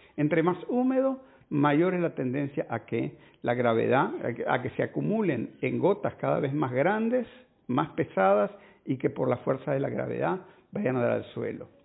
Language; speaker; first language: Spanish; native; Spanish